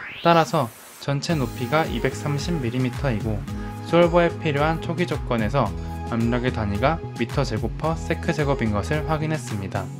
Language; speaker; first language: Korean; native; Korean